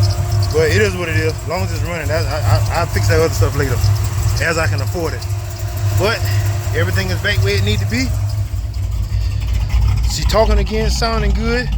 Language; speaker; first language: English; native; English